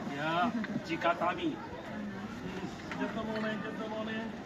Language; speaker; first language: English; non-native, learner; Japanese